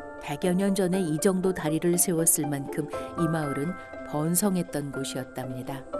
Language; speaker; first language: Korean; native; Korean